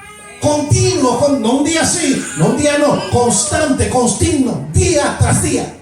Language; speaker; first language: Spanish; native; Spanish